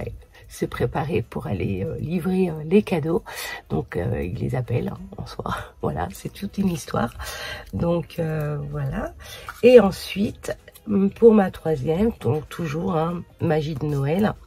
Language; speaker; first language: French; native; French